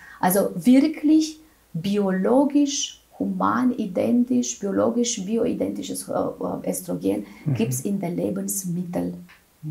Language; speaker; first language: German; non-native, fluent; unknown